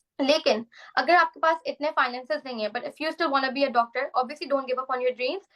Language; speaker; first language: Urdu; native; Urdu